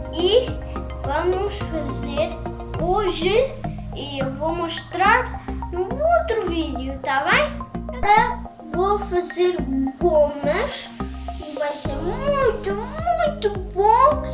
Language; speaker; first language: Portuguese; early bilingual, other home language; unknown